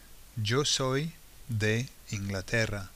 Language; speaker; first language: Spanish; non-native, fluent; English